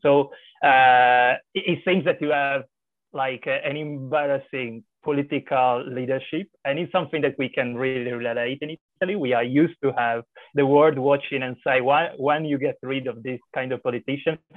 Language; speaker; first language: English; non-native, fluent; Italian